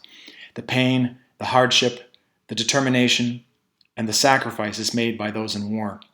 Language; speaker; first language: English; native; English